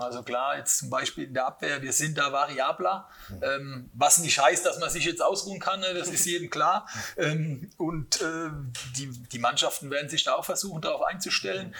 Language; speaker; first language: German; native; German